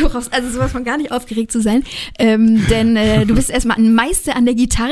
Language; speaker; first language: German; native; German